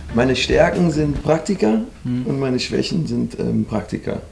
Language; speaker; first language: German; native; German